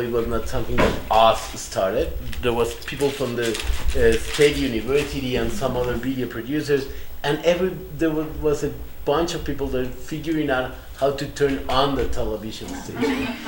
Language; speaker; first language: English; non-native, fluent; Spanish